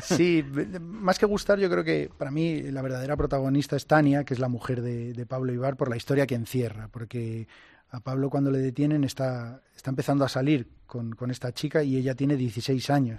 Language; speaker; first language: Spanish; native; Spanish